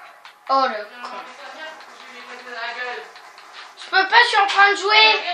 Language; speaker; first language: French; native; French